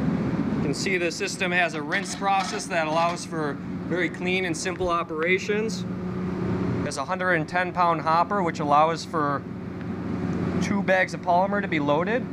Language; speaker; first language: English; native; English